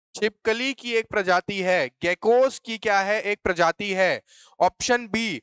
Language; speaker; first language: Hindi; native; Hindi